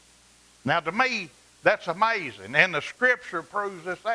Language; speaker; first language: English; native; English